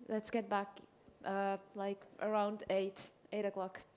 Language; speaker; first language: English; non-native, fluent; Finnish